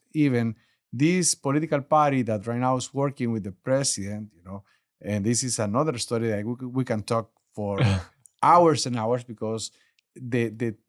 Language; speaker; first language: English; non-native, learner; Spanish